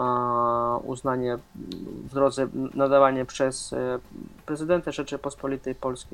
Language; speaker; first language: Polish; non-native, fluent; Russian